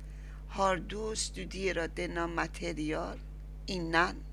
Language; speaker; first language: Swedish; non-native, learner; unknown